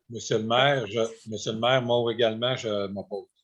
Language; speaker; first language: French; native; French